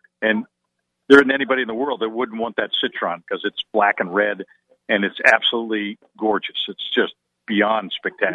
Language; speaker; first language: English; native; English